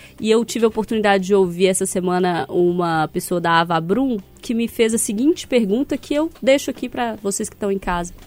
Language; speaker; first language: Portuguese; native; Portuguese